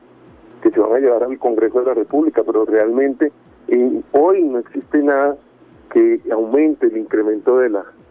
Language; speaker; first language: Spanish; native; Spanish